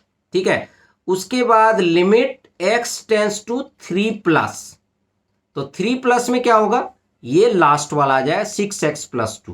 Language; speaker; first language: Hindi; native; Hindi